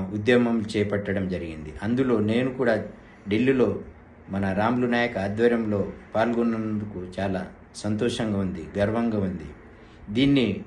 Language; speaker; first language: Telugu; non-native, local second language; Lambadi